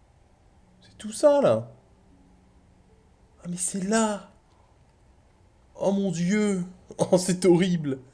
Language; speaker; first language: French; native; French